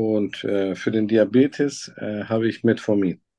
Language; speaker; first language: German; non-native, fluent; Turkish